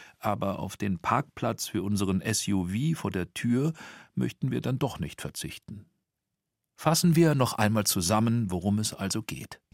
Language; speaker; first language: German; native; German